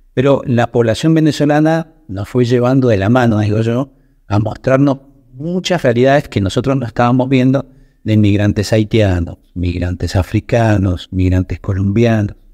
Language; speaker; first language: Spanish; native; Spanish